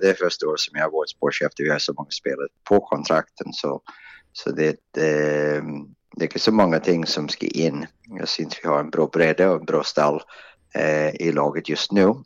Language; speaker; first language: Norwegian; non-native, fluent; Swedish